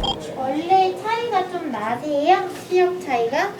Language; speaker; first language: Korean; native; Korean